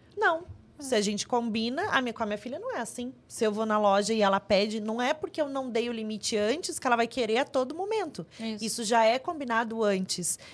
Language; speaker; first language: Portuguese; native; Portuguese